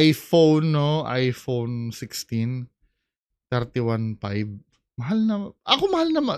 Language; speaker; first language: Filipino; native; Filipino